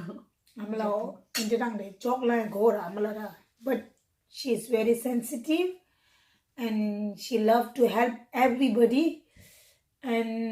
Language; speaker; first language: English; non-native, learner; Tibetan